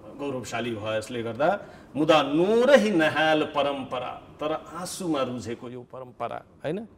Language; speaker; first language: Nepali; non-native, local second language; Maithili